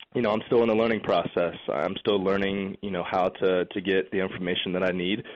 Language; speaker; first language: English; native; English